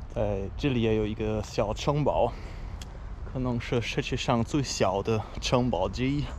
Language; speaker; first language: Chinese; non-native, fluent; German